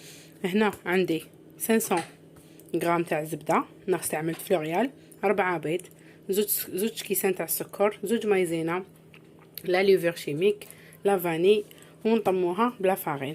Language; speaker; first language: Arabic; native; Arabic